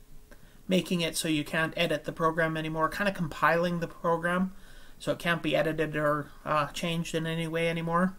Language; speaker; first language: English; native; English